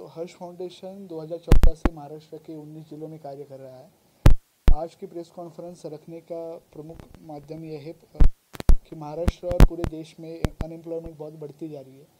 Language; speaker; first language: Hindi; non-native, local second language; Marathi